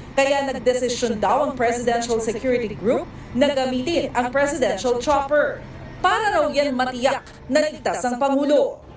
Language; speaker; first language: Filipino; native; Filipino